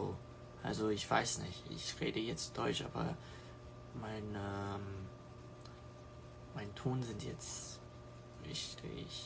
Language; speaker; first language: German; early bilingual, other home language; Chinese